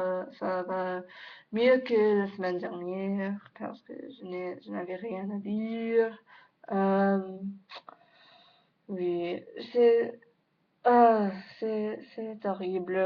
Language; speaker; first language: French; non-native, learner; English